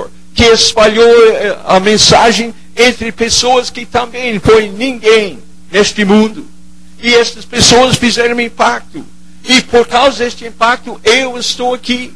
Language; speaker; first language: Portuguese; non-native, fluent; English